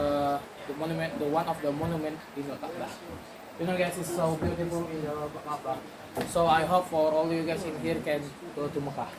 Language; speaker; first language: English; non-native, learner; Indonesian